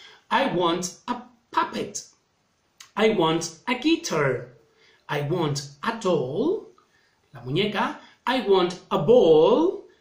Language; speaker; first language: English; non-native, fluent; Spanish